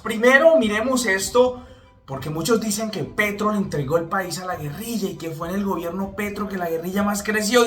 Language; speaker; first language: Spanish; native; Spanish